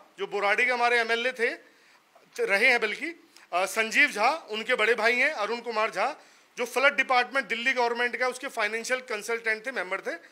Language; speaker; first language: Hindi; native; Hindi